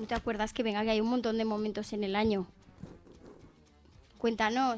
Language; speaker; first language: Spanish; native; Spanish